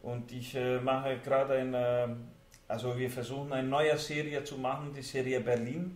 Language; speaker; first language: German; non-native, fluent; Hungarian